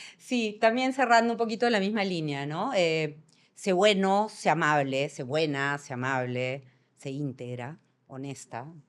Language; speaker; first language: Spanish; native; Spanish